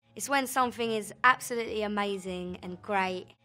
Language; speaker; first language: English; native; English